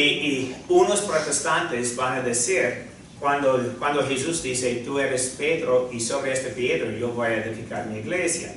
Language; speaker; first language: Spanish; non-native, fluent; English